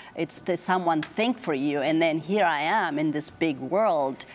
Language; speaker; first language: English; non-native, fluent; Amharic